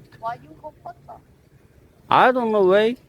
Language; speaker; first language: English; non-native, learner; Korean